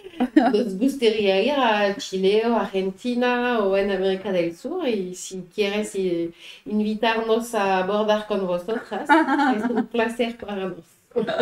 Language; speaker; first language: Spanish; non-native, learner; French